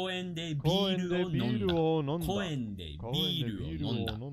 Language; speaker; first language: Japanese; non-native, fluent; English